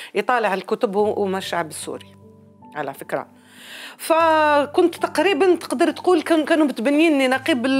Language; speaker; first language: Arabic; native; Arabic